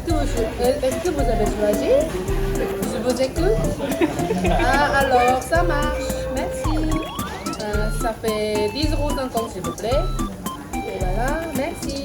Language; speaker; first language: French; non-native, learner; Korean